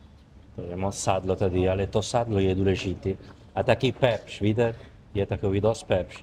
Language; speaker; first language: Czech; non-native, learner; Italian